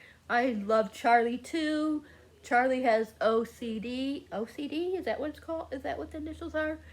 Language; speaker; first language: English; native; English